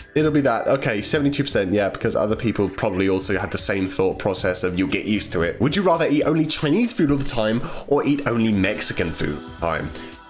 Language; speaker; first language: English; native; English